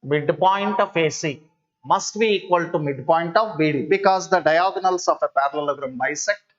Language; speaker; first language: English; non-native, local second language; Kannada